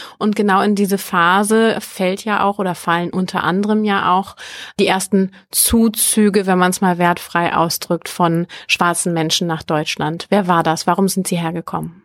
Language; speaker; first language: German; native; German